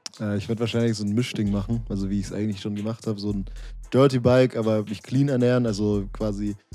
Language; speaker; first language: German; native; German